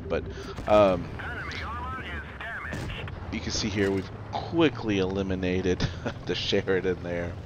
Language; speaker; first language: English; native; English